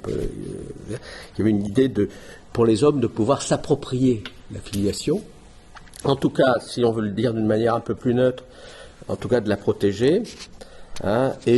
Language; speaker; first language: French; native; French